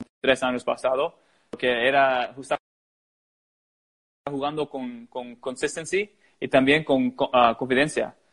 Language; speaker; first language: Spanish; early bilingual, heritage; Spanish